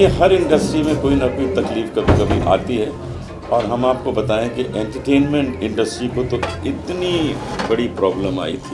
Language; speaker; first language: Hindi; native; Hindi